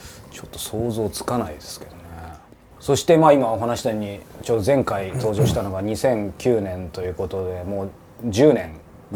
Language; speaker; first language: Japanese; native; Japanese